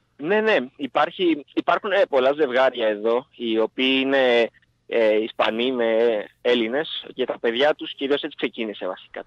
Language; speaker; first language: Greek; native; Greek